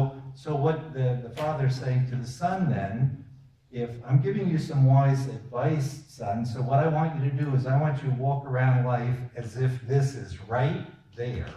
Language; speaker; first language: English; native; English